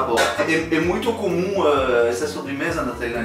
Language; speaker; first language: Portuguese; non-native, fluent; French